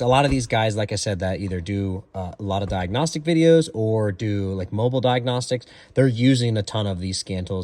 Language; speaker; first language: English; native; English